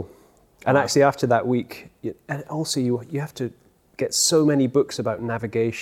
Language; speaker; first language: English; native; English